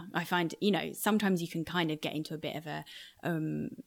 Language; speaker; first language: English; native; English